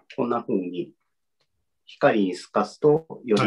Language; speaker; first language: Japanese; native; Japanese